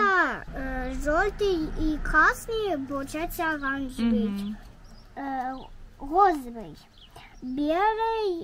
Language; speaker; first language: Russian; early bilingual, heritage; Russian